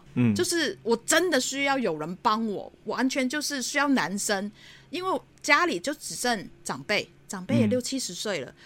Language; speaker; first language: Chinese; non-native, fluent; Cantonese